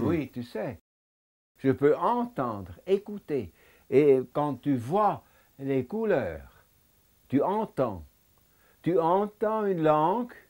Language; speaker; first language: French; non-native, local second language; German